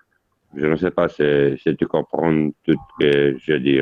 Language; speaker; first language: French; non-native, learner; Italian